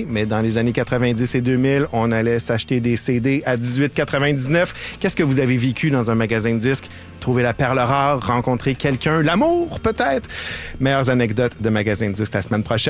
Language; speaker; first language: French; native; French